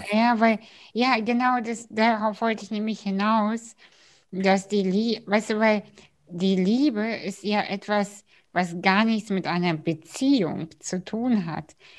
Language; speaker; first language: German; early bilingual, other home language; Russian